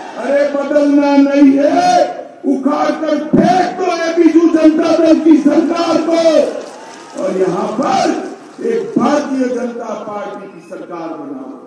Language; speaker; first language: Hindi; non-native, local second language; Gujarati